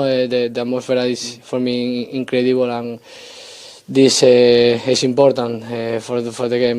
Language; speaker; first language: English; non-native, learner; Spanish